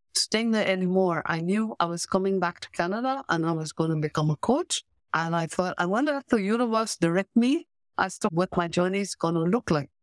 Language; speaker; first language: English; native; English